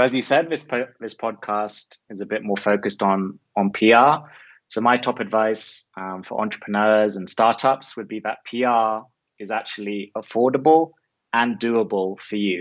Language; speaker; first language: English; native; English